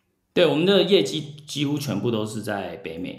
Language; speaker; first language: Chinese; early bilingual, heritage; Chinese